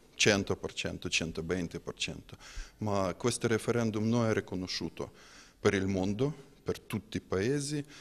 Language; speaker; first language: Italian; non-native, learner; Ukrainian